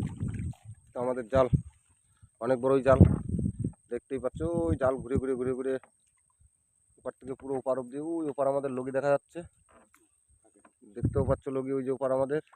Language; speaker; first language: Bangla; native; Bangla